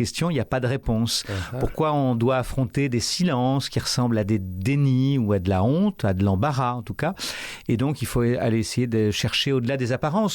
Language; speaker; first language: French; native; French